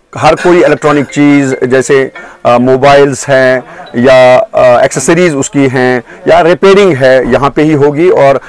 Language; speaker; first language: Hindi; non-native, local second language; Kashmiri